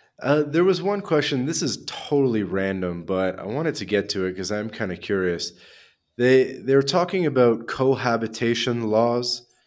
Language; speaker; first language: English; native; English